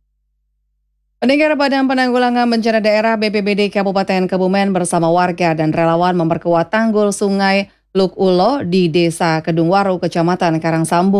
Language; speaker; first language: Indonesian; native; Indonesian